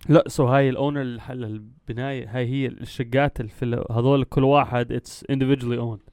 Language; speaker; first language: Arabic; early bilingual, heritage; Arabic